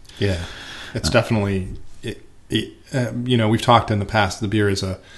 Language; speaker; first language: English; native; English